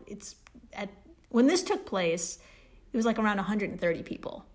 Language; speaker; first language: English; native; English